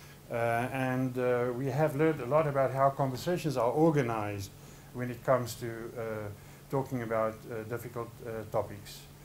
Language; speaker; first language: English; non-native, local second language; Afrikaans